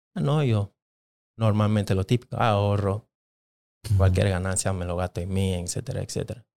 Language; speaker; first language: Spanish; non-native, local second language; Jamaican Creole English